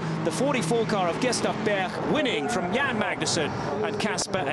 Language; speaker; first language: English; native; English